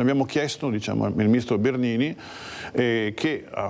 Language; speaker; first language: Italian; native; Italian